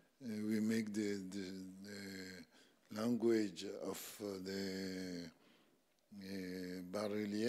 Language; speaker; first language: English; non-native, learner; French